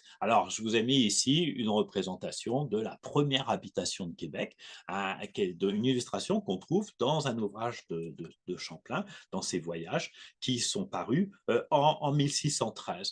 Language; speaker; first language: French; native; French